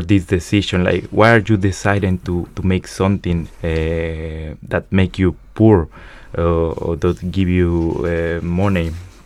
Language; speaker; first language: English; non-native, fluent; Spanish